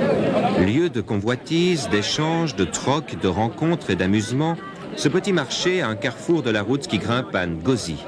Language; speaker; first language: French; native; French